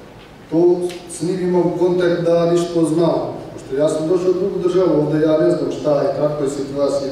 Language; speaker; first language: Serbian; non-native, learner; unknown